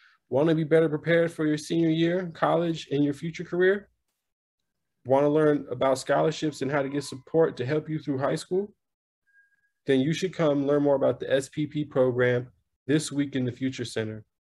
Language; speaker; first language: English; native; English